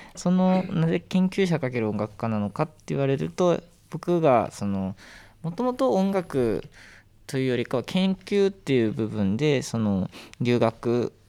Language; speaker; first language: Japanese; native; Japanese